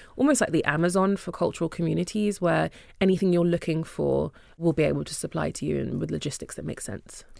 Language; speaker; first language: English; early bilingual, other home language; Yoruba